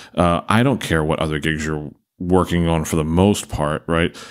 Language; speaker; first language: English; native; English